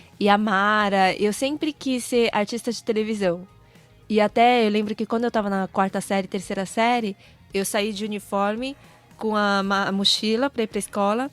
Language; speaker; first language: Portuguese; early bilingual, other home language; Korean